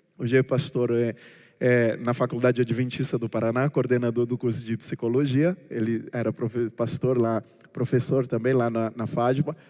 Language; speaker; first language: Portuguese; non-native, local second language; Kabuverdianu